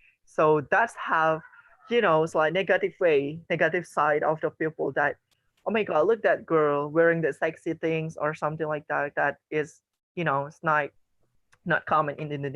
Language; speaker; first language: English; non-native, learner; Indonesian